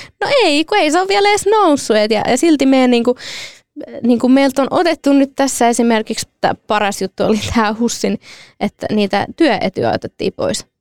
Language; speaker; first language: Finnish; early bilingual, other home language; Kurdish